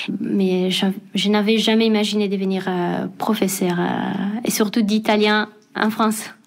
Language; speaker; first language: French; non-native, fluent; Italian